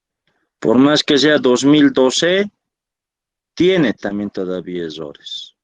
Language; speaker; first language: Spanish; native; Spanish